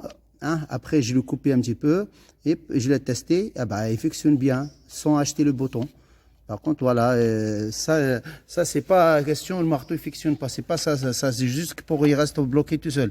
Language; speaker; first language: French; non-native, fluent; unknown